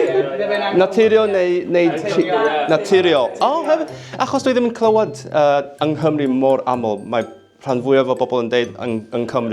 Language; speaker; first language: Welsh; non-native, learner; Cantonese